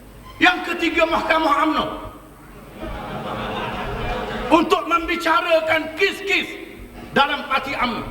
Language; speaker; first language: Malay; native; Malay